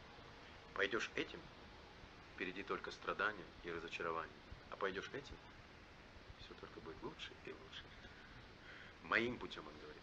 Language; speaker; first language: Russian; native; Russian